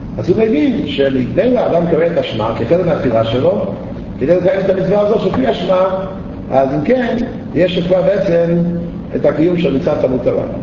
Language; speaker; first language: Hebrew; native; Hebrew